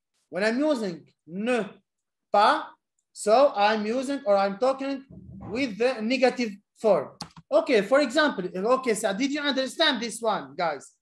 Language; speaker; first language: English; non-native, fluent; Arabic